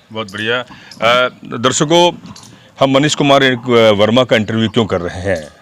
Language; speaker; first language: Hindi; native; Hindi